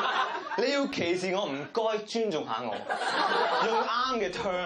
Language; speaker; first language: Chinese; non-native, local second language; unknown